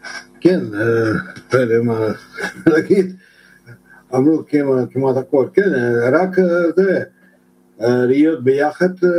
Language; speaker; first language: Hebrew; non-native, learner; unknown